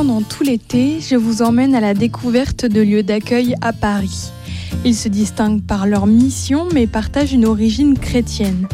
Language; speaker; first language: French; native; French